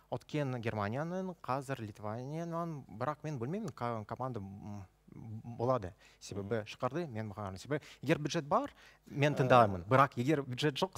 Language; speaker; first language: Kazakh; non-native, local second language; Russian